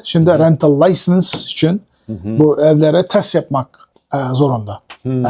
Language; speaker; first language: Turkish; non-native, learner; Uyghur